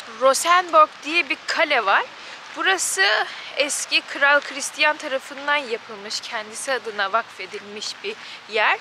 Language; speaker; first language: Turkish; native; Turkish